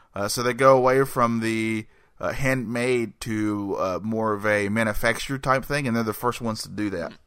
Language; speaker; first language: English; native; English